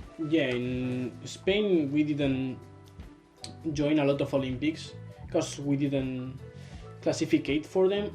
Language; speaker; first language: English; non-native, learner; Spanish